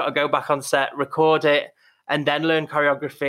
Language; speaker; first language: English; native; English